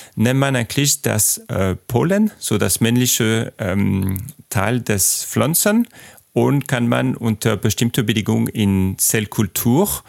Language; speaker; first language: German; non-native, fluent; French